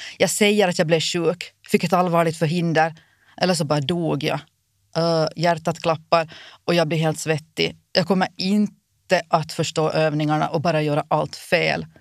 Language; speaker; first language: Swedish; native; Swedish